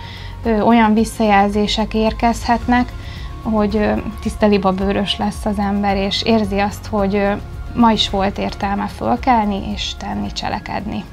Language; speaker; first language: Hungarian; native; Hungarian